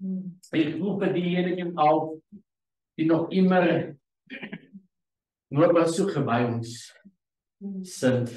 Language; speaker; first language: German; non-native, learner; Afrikaans